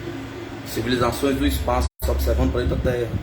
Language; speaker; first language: Portuguese; native; Portuguese